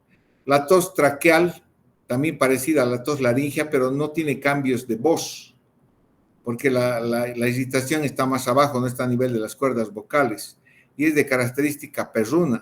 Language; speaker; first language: Spanish; native; Spanish